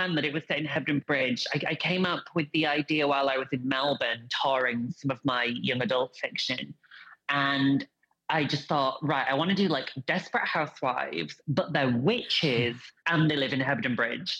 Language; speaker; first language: English; native; English